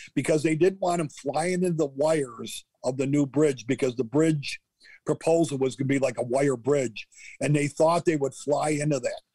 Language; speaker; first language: English; native; English